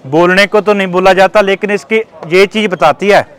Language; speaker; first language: Hindi; native; Hindi